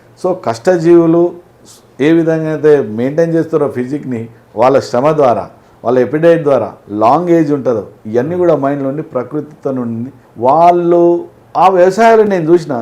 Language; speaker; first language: Telugu; native; Telugu